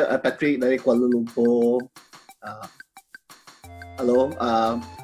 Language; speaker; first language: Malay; non-native, local second language; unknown